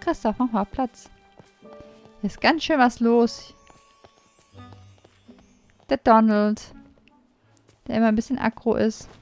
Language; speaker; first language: German; native; German